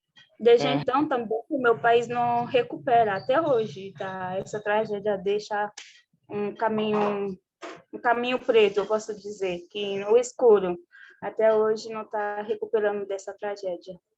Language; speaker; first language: Portuguese; non-native, fluent; Haitian Creole